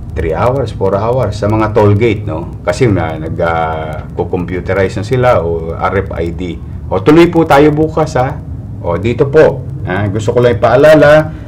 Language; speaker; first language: Filipino; native; Filipino